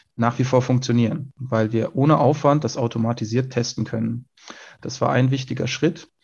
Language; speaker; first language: German; native; German